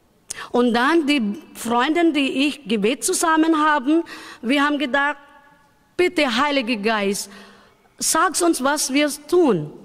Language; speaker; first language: German; non-native, learner; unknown